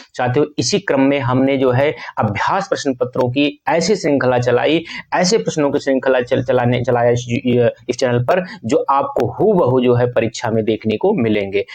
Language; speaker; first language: Hindi; native; Hindi